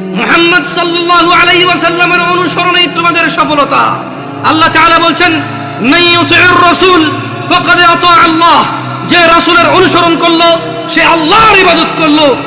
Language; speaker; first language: Bangla; early bilingual, heritage; Bangla